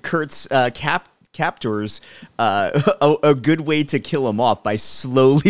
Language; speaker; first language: English; native; English